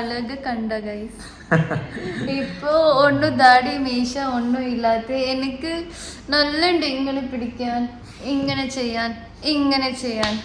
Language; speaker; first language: Malayalam; non-native, learner; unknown